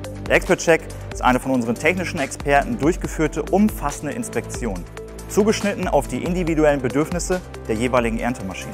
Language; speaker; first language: German; native; German